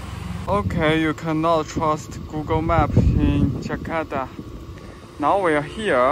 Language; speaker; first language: English; non-native, learner; Chinese